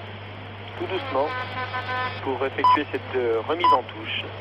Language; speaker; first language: French; native; French